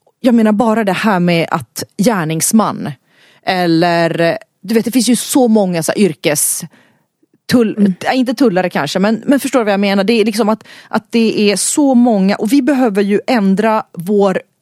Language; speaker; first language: Swedish; early bilingual, other home language; Finnish